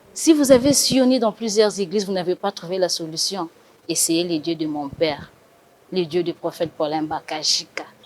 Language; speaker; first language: French; non-native, local second language; Lingala